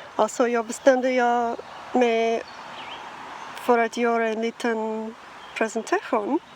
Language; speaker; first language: Swedish; non-native, learner; English